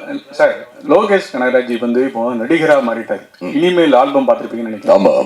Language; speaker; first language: Tamil; native; Tamil